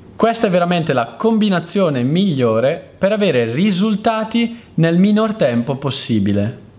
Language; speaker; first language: Italian; native; Italian